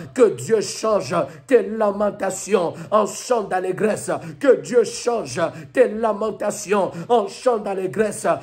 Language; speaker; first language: French; non-native, local second language; Lingala